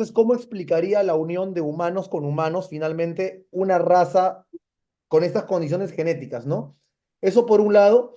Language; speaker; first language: Spanish; native; Spanish